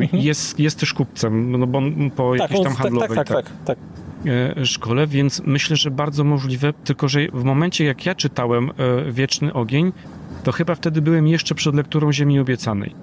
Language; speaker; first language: Polish; native; Polish